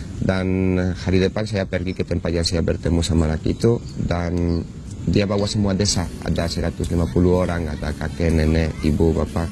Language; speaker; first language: Indonesian; non-native, fluent; Spanish